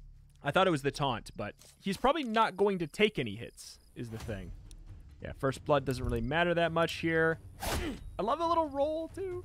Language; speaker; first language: English; native; English